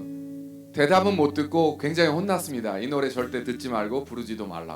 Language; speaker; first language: Korean; native; Korean